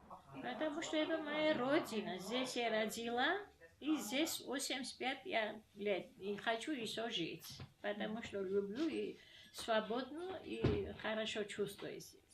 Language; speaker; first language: Russian; non-native, local second language; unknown